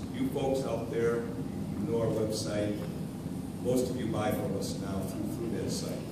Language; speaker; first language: English; native; English